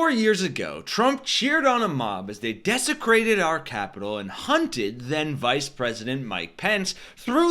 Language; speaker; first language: English; native; English